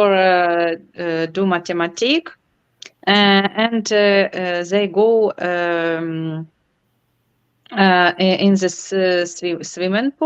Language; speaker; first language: English; non-native, learner; Ukrainian